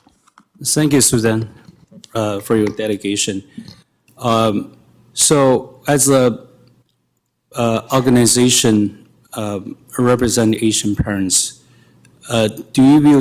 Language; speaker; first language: English; non-native, fluent; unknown